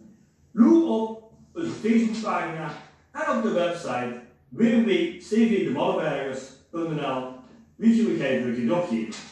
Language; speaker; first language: Dutch; native; Dutch